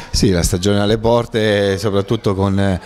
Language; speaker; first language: Italian; native; Italian